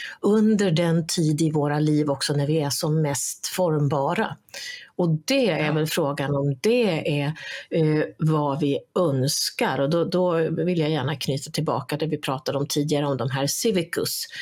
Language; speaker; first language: Swedish; native; Swedish